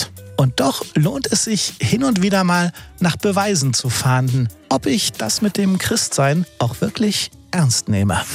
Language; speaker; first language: German; native; German